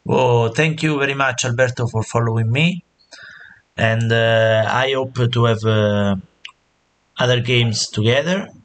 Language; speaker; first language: English; non-native, learner; Italian